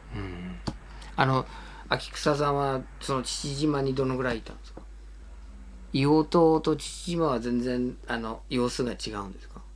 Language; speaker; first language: Japanese; non-native, fluent; English